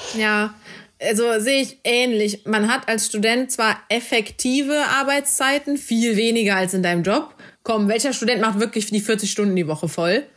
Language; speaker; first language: German; native; German